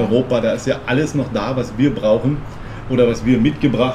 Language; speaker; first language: German; native; German